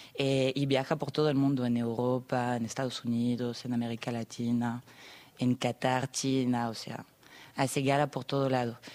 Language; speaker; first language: Spanish; non-native, fluent; French